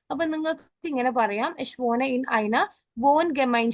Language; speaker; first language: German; non-native, learner; Malayalam